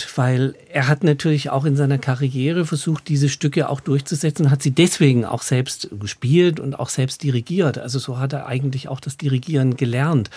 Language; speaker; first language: German; native; German